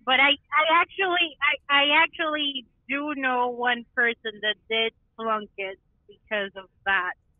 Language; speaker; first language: English; non-native, local second language; Spanish